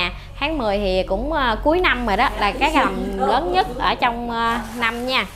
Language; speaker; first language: Vietnamese; native; Vietnamese